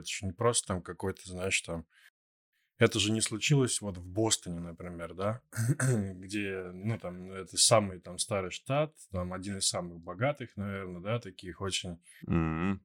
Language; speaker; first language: Russian; native; Russian